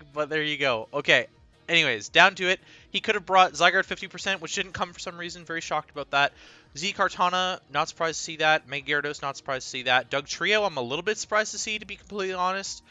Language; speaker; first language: English; native; English